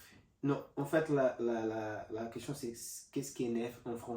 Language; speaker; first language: French; non-native, learner; Portuguese